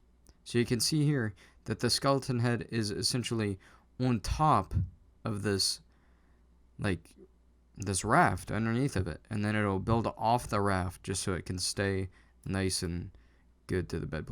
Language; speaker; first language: English; native; English